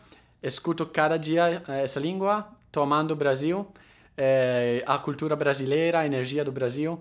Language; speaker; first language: Portuguese; non-native, fluent; Italian